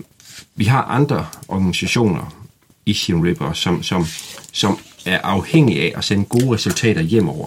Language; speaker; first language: Danish; native; Danish